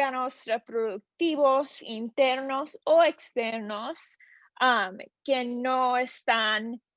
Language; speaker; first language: Spanish; non-native, learner; English